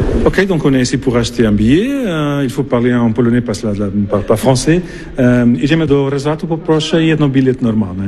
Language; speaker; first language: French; non-native, fluent; Portuguese